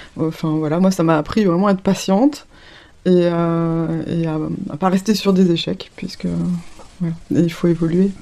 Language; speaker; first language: French; native; French